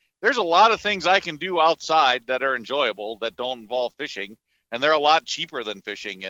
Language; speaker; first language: English; native; English